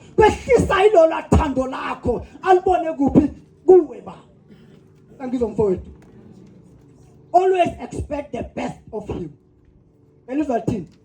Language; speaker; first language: Zulu; non-native, local second language; South Ndebele